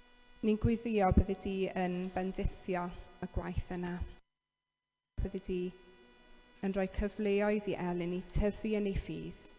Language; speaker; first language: Welsh; native; Welsh